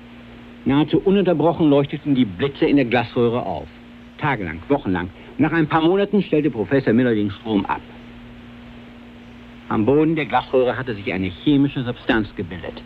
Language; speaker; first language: German; native; German